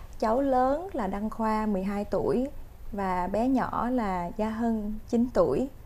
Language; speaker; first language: Vietnamese; native; Vietnamese